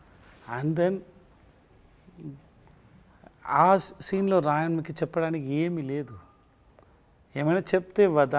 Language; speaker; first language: Telugu; non-native, learner; Tamil